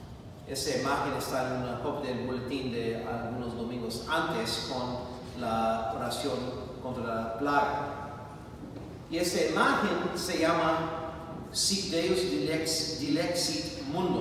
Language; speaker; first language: Spanish; non-native, fluent; English